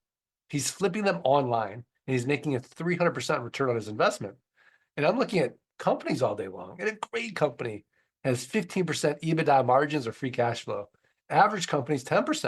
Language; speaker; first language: English; native; English